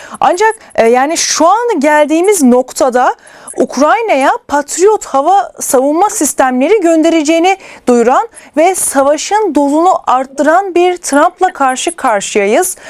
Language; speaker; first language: Turkish; native; Turkish